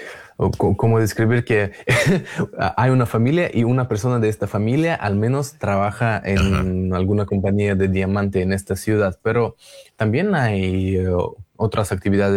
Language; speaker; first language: Spanish; non-native, fluent; Russian